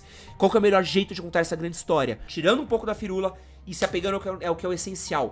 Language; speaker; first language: Portuguese; native; Portuguese